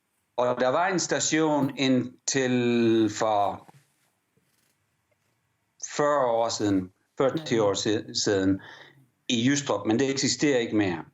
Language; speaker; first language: Danish; early bilingual, heritage; English